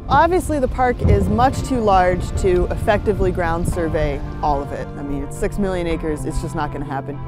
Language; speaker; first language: English; native; English